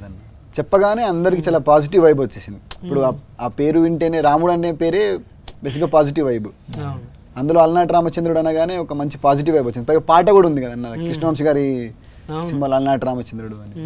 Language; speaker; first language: Telugu; native; Telugu